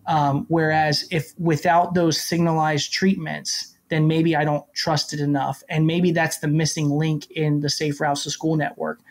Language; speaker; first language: English; native; English